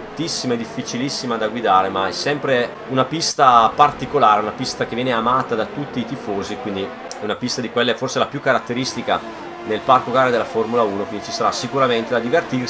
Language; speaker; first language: Italian; native; Italian